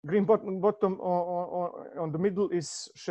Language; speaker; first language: English; non-native, learner; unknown